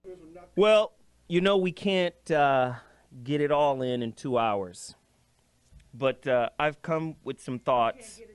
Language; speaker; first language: English; native; English